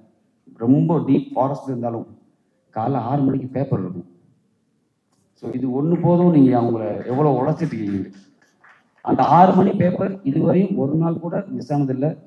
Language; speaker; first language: Tamil; native; Tamil